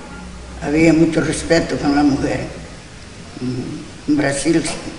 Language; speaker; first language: Spanish; non-native, local second language; Galician